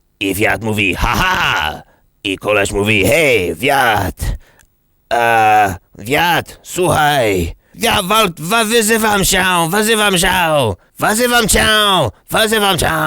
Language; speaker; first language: Polish; non-native, learner; English